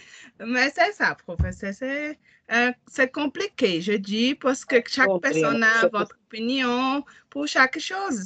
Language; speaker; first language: French; non-native, learner; Portuguese